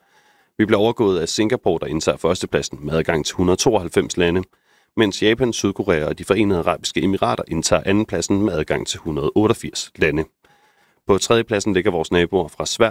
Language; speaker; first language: Danish; native; Danish